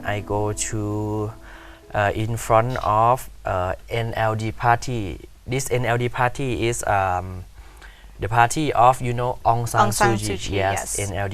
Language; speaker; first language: English; non-native, learner; Thai